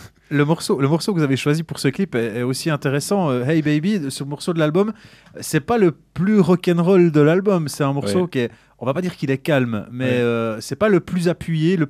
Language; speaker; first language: French; native; French